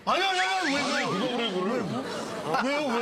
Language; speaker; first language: Korean; native; Korean